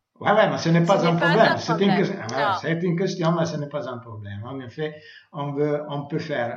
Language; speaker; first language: French; non-native, learner; Italian